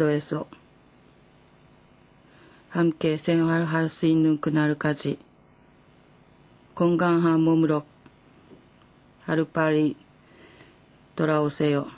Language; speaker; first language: Korean; non-native, fluent; Japanese